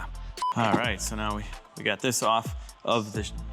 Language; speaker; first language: English; native; English